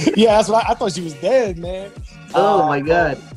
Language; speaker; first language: English; native; English